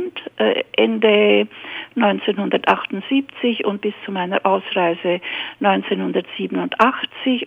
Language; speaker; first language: German; native; German